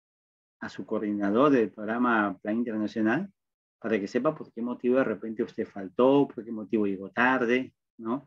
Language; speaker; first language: Spanish; native; Spanish